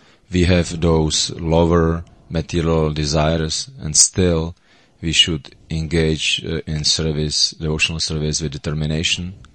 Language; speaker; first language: English; non-native, fluent; Czech